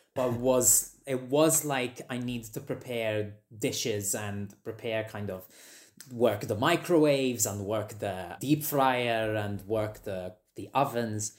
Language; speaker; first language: English; non-native, fluent; Maltese